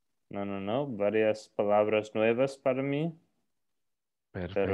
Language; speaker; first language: Spanish; non-native, learner; English